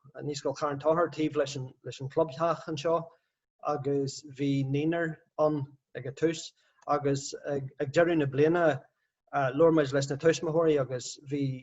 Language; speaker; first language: Irish; non-native, local second language; English